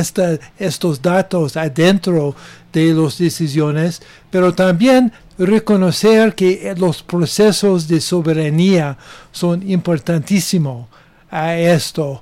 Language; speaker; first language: Spanish; non-native, learner; English